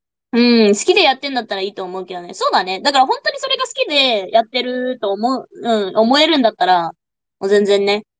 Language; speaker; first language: Japanese; non-native, fluent; English